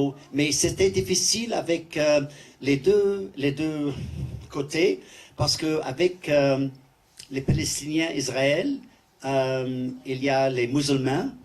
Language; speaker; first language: French; non-native, learner; English